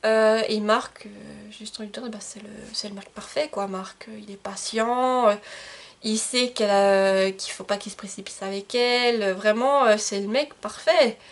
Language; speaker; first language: French; native; French